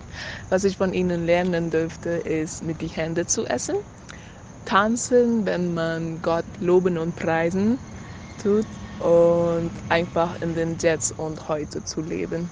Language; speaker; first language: German; non-native, learner; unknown